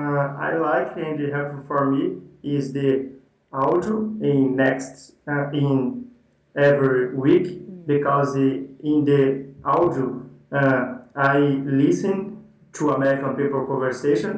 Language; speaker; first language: English; non-native, learner; Portuguese